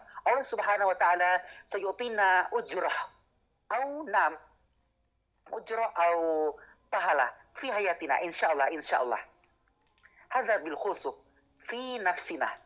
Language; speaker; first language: Arabic; non-native, learner; Indonesian